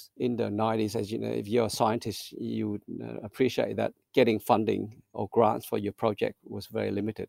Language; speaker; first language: English; early bilingual, other home language; Vietnamese